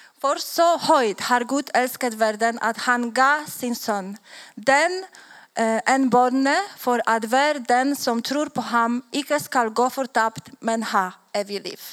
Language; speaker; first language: Swedish; non-native, learner; Polish